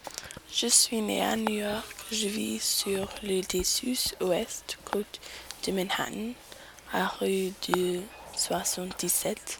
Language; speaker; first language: French; non-native, learner; English